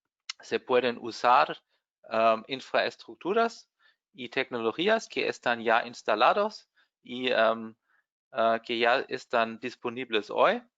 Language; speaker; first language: Spanish; non-native, fluent; German